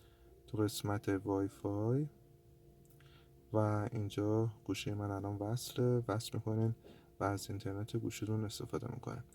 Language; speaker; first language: Persian; native; Persian